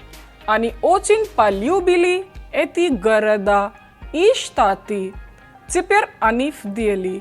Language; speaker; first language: Russian; non-native, fluent; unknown